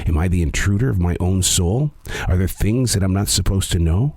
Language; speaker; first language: English; native; English